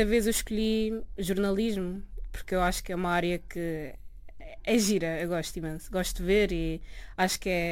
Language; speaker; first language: Portuguese; early bilingual, other home language; Arabic